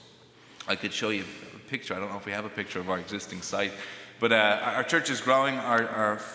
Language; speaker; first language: English; native; English